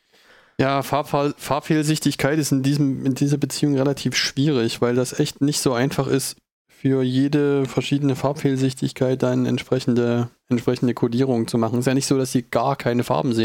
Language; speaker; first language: German; native; German